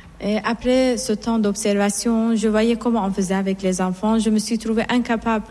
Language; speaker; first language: French; non-native, fluent; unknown